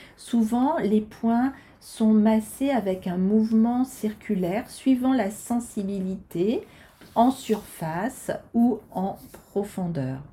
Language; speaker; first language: French; native; French